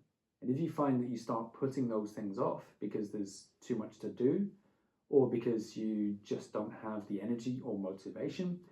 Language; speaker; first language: English; native; English